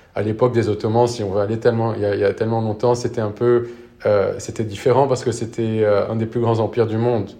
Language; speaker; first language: French; non-native, local second language; Arabic